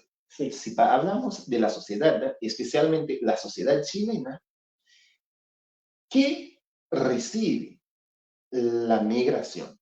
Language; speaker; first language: Spanish; non-native, fluent; Haitian Creole